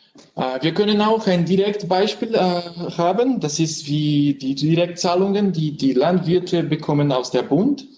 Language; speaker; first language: German; non-native, learner; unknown